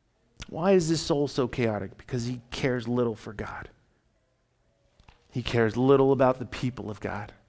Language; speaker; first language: English; native; English